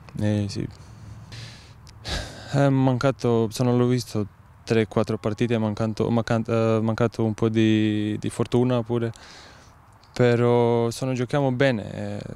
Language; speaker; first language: Italian; non-native, learner; Croatian